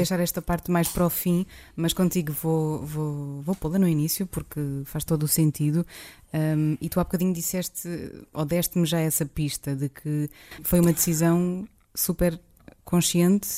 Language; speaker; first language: Portuguese; native; Portuguese